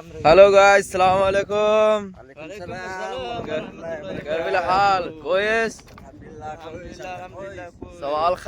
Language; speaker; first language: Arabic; non-native, learner; Hindi